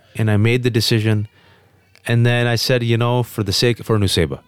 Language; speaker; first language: English; early bilingual, other home language; Urdu